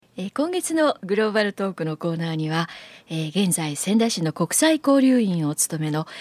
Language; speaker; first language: Japanese; native; Japanese